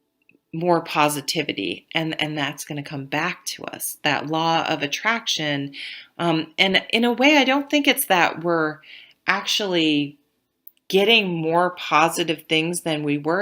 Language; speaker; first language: English; native; English